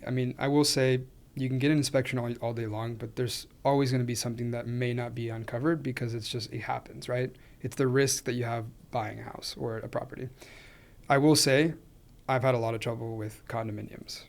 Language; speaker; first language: English; non-native, fluent; Spanish